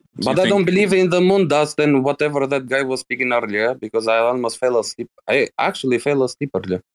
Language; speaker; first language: English; non-native, fluent; Arabic